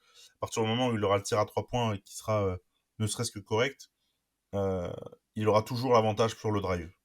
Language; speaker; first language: French; native; French